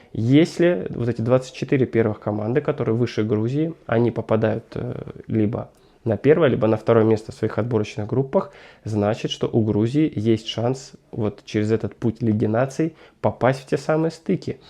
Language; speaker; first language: Russian; native; Russian